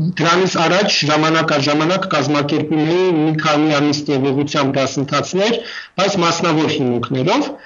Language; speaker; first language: Armenian; non-native, fluent; Russian